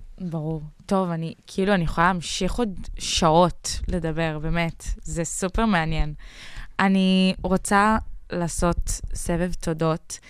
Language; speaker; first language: Hebrew; native; Hebrew